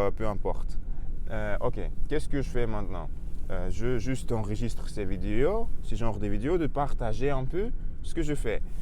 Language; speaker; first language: French; non-native, learner; Russian